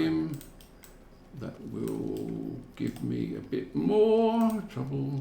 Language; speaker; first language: English; native; English